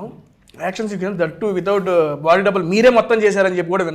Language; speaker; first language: Telugu; native; Telugu